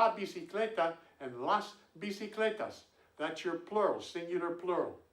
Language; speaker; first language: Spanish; non-native, fluent; English